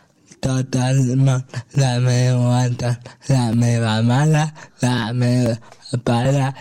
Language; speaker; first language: Catalan; non-native, local second language; Spanish